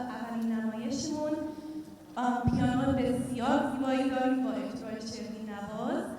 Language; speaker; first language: Persian; early bilingual, heritage; Persian